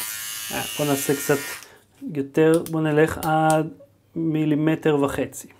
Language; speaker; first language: Hebrew; native; Hebrew